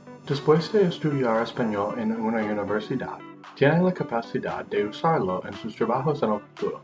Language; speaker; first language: Spanish; non-native, learner; English